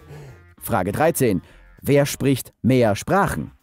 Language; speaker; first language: German; native; German